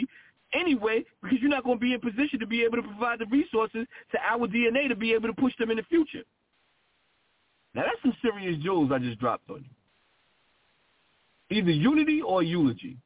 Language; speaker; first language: English; native; English